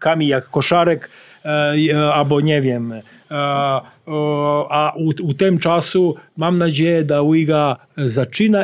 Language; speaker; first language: Polish; non-native, learner; Serbian